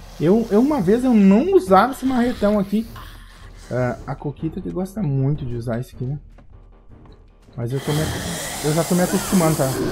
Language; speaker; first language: Portuguese; native; Portuguese